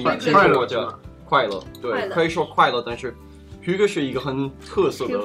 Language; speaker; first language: Chinese; non-native, fluent; Danish